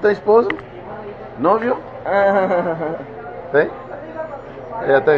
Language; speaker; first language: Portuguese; non-native, learner; English